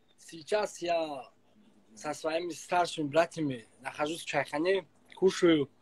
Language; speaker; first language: Russian; non-native, local second language; Tajik